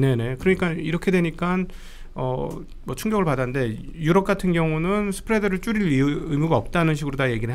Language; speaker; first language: Korean; native; Korean